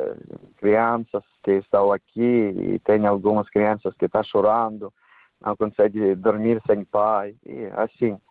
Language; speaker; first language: Portuguese; non-native, fluent; Ukrainian